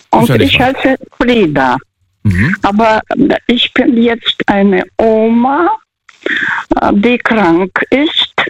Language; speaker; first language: German; non-native, fluent; Russian